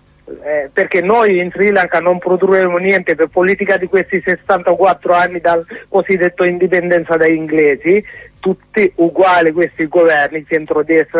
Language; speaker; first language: Italian; non-native, learner; Sinhala